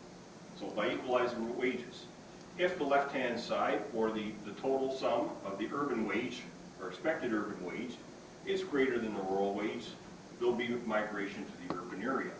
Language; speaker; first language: English; native; English